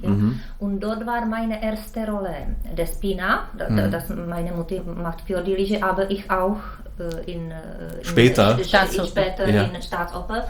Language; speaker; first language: German; non-native, learner; Czech